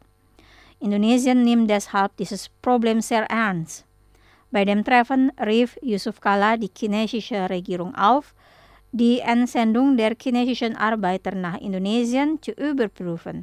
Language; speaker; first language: German; non-native, fluent; Indonesian